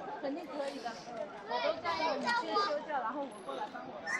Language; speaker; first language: Chinese; non-native, learner; Bangla